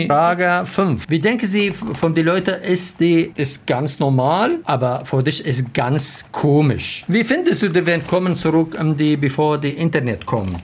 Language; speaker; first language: German; non-native, learner; Arabic